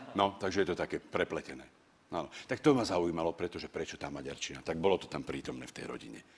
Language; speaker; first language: Slovak; native; Slovak